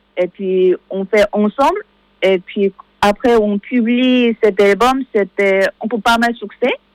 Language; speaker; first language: French; non-native, learner; Korean